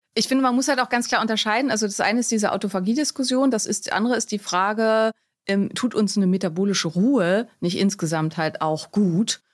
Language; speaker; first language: German; native; German